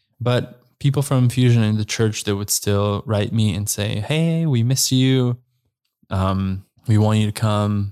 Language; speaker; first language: English; non-native, fluent; Slovenian